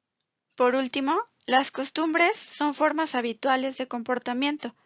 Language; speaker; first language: Spanish; native; Spanish